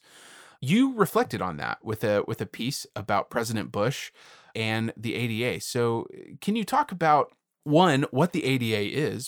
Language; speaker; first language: English; native; English